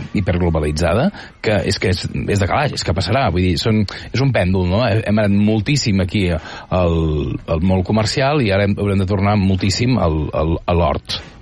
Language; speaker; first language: Catalan; native; Catalan